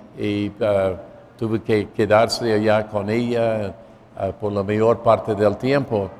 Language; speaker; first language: Spanish; non-native, fluent; English